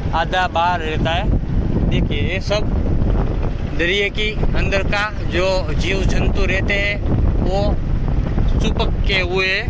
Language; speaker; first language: Hindi; non-native, local second language; Gujarati